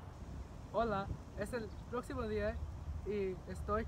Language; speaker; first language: Spanish; non-native, learner; English